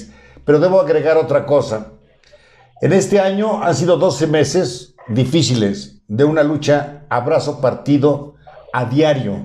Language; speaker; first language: Spanish; native; Spanish